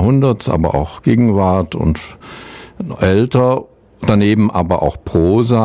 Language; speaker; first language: German; native; German